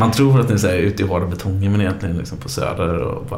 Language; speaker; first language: Swedish; native; Swedish